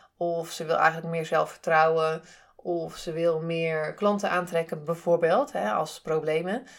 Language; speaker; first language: Dutch; native; Dutch